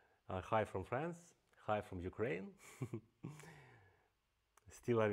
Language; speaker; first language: English; non-native, fluent; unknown